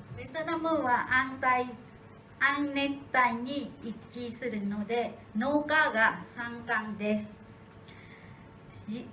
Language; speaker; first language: Japanese; non-native, learner; Vietnamese